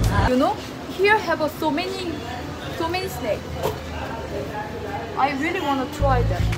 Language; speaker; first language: English; non-native, learner; Korean